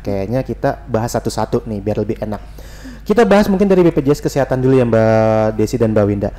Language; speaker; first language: Indonesian; native; Indonesian